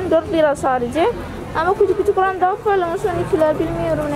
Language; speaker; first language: Turkish; non-native, learner; Javanese